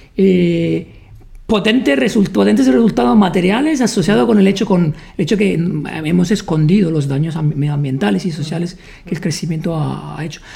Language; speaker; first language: Spanish; non-native, fluent; Italian